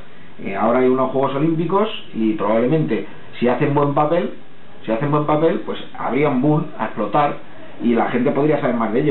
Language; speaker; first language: Spanish; native; Spanish